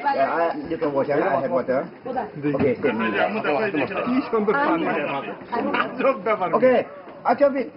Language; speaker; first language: English; non-native, learner; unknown